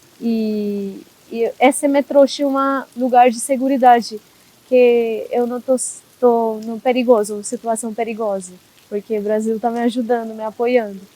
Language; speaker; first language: Portuguese; non-native, learner; Hindi